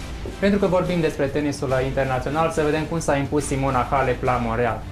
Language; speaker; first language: Romanian; native; Romanian